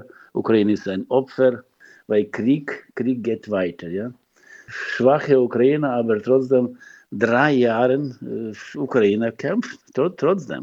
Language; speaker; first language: German; non-native, learner; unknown